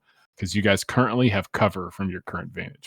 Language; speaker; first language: English; native; English